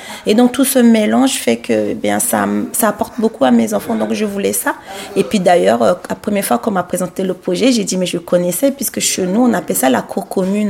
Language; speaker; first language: French; non-native, local second language; Sango